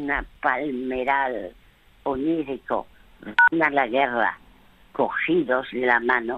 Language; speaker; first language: Spanish; early bilingual, other home language; French